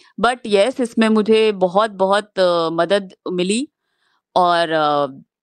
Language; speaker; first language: Hindi; native; Hindi